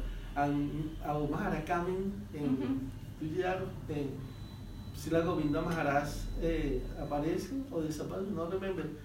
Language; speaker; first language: English; non-native, learner; Spanish